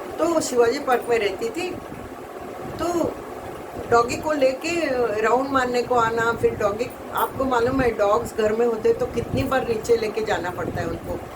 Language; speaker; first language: Hindi; non-native, local second language; Marathi